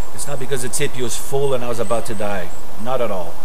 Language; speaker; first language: English; non-native, fluent; Portuguese